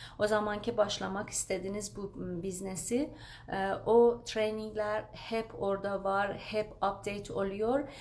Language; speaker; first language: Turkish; non-native, learner; Persian